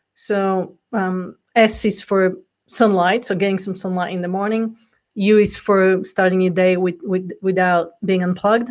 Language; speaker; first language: English; non-native, fluent; Bulgarian